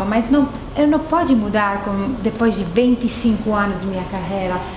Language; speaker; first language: Portuguese; non-native, fluent; Italian